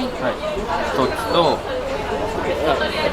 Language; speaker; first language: Japanese; non-native, fluent; Sinhala